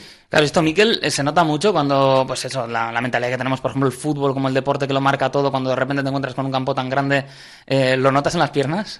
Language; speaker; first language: Spanish; native; Spanish